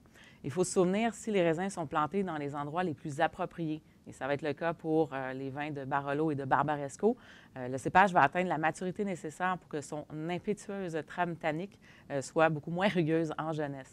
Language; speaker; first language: French; native; French